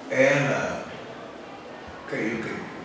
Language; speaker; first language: Portuguese; native; Portuguese